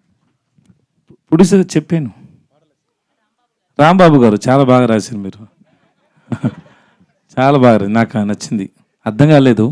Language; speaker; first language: Telugu; non-native, learner; Tamil